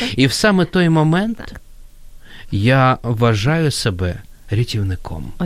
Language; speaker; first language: Ukrainian; non-native, local second language; Russian